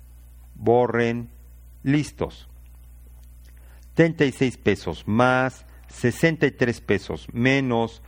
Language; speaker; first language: Spanish; native; Spanish